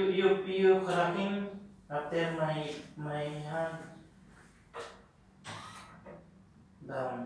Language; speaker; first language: English; non-native, learner; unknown